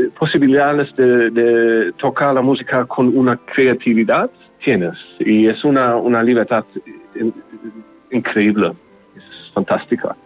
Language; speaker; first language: Spanish; non-native, learner; German